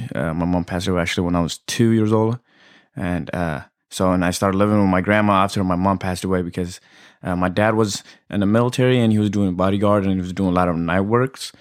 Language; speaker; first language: English; early bilingual, other home language; Amharic